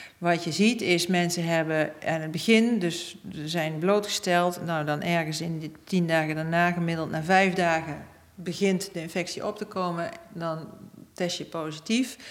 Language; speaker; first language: Dutch; native; Dutch